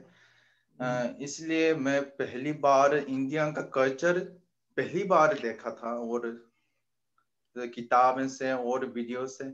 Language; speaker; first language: Hindi; non-native, learner; Korean